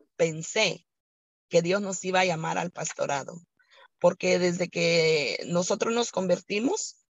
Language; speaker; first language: Spanish; native; Spanish